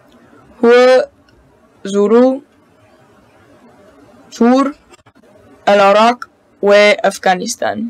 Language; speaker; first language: Arabic; non-native, learner; English